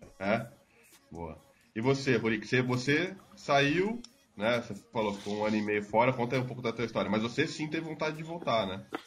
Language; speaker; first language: Portuguese; native; Portuguese